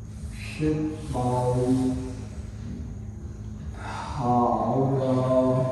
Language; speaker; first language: Vietnamese; non-native, learner; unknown